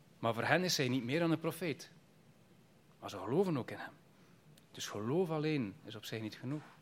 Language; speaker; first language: Dutch; native; Dutch